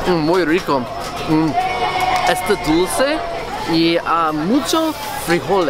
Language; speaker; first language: Spanish; non-native, learner; English